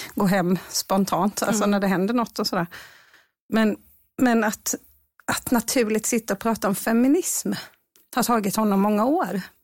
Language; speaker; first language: Swedish; native; Swedish